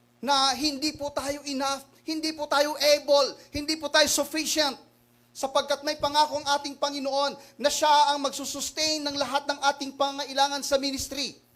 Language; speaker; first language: Filipino; non-native, local second language; Waray